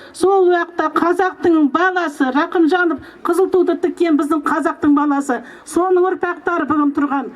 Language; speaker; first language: Kazakh; native; Kazakh